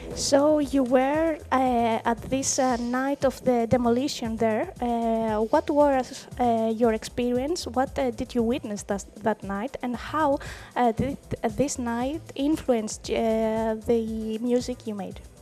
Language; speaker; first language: English; non-native, fluent; Greek